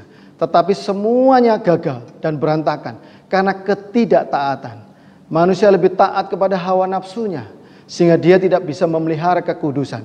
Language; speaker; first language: Indonesian; native; Indonesian